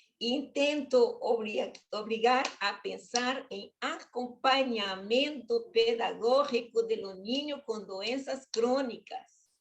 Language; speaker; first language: Spanish; non-native, learner; Portuguese